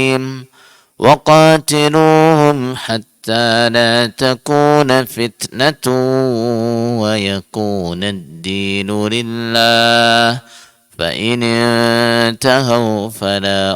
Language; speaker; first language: Arabic; non-native, fluent; Indonesian